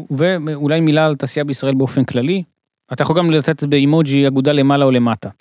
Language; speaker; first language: Hebrew; native; Hebrew